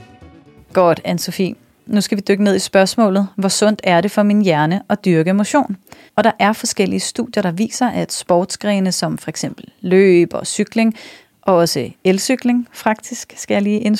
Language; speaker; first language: Danish; native; Danish